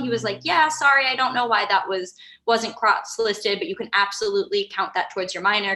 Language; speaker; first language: English; native; English